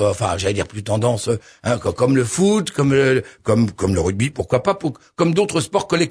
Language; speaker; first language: French; native; French